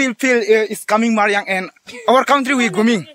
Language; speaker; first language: English; non-native, learner; Adi